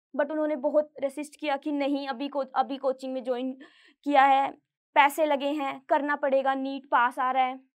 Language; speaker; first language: Hindi; native; Hindi